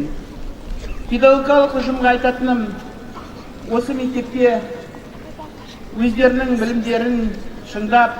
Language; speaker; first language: Kazakh; native; Kazakh